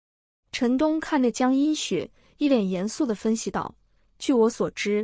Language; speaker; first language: Chinese; native; Chinese